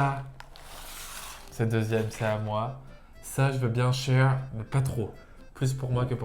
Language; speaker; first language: French; native; French